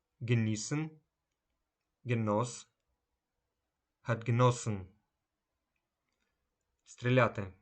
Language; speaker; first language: German; non-native, fluent; Ukrainian